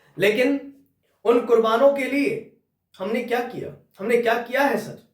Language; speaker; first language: Hindi; native; Hindi